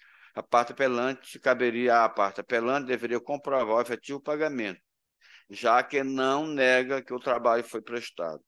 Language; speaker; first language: Portuguese; native; Portuguese